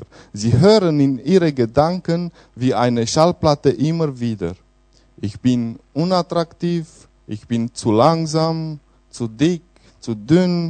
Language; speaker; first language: German; non-native, fluent; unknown